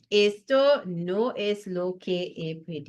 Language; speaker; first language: Spanish; non-native, fluent; English